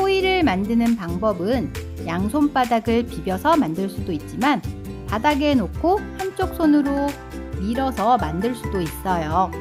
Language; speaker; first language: Korean; native; Korean